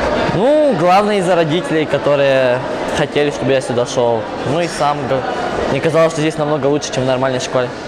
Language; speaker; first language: Russian; early bilingual, other home language; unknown